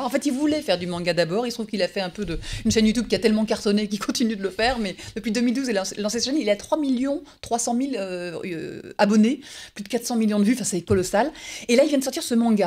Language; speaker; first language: French; native; French